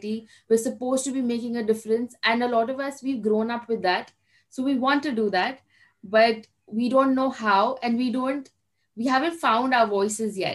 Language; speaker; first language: English; non-native, local second language; Hindi